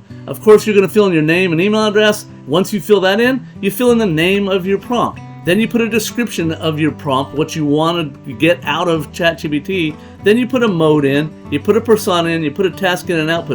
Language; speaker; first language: English; native; English